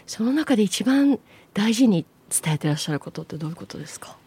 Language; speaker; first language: Japanese; native; Japanese